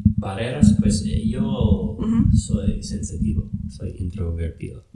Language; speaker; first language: Spanish; non-native, fluent; English